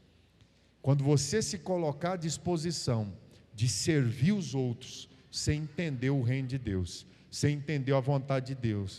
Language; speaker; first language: Portuguese; native; Portuguese